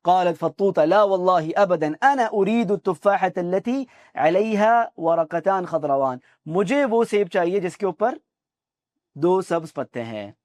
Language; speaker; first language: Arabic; non-native, fluent; Urdu